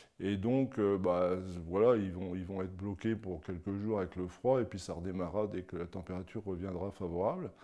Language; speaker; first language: French; native; French